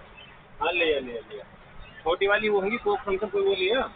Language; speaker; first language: Hindi; native; Hindi